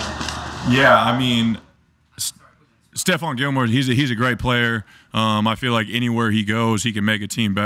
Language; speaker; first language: English; native; English